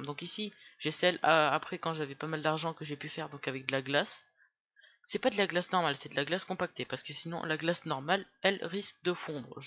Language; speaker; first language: French; native; French